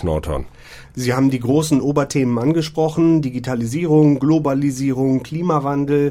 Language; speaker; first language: German; native; German